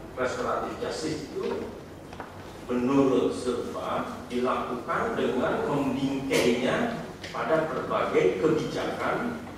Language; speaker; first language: Indonesian; native; Indonesian